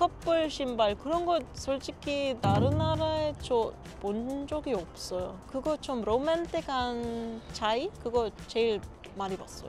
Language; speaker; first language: Korean; non-native, learner; Papiamento